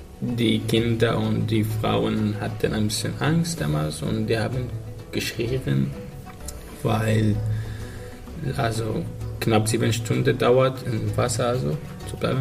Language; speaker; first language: German; non-native, learner; Arabic